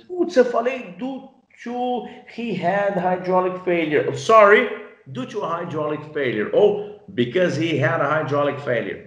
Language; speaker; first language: English; non-native, fluent; Portuguese